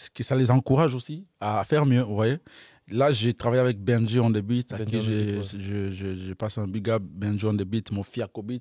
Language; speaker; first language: French; non-native, local second language; Lingala